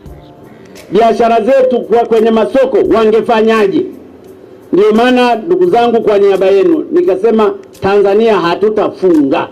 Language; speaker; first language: Swahili; native; Swahili